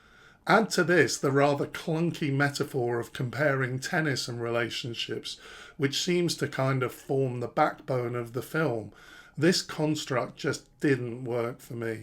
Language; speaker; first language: English; native; English